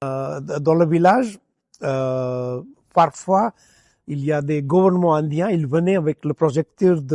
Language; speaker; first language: French; non-native, fluent; Gujarati